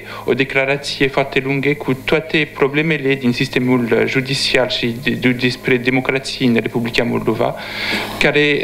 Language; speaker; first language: Romanian; non-native, learner; French